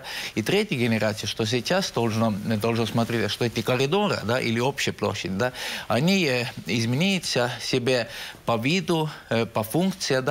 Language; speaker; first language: Russian; non-native, local second language; Estonian